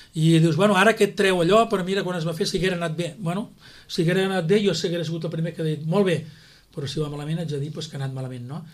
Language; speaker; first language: Catalan; native; Catalan